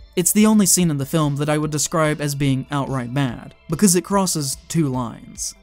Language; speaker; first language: English; native; English